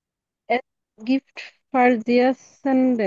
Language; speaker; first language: German; non-native, learner; Bangla